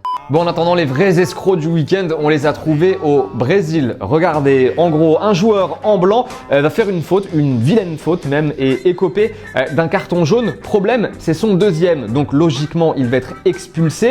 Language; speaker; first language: French; native; French